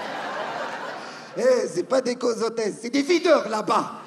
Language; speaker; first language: French; non-native, local second language; Arabic